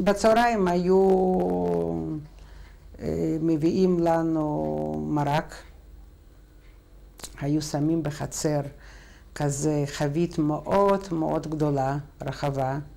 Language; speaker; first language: Hebrew; non-native, fluent; Russian